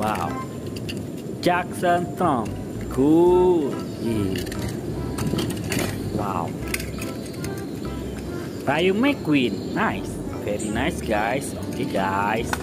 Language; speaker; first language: English; non-native, learner; Indonesian